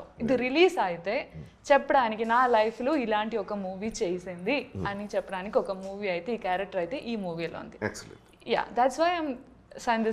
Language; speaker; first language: Telugu; non-native, learner; Malayalam